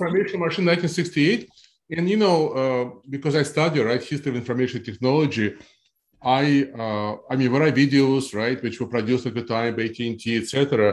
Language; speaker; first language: English; non-native, fluent; Russian